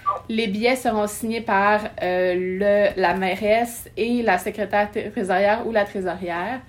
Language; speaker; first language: French; native; French